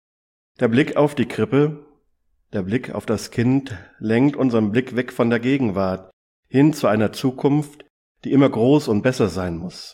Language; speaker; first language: German; native; German